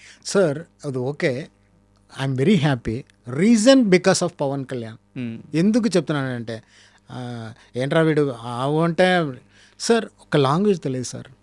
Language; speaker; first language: Telugu; non-native, fluent; Tamil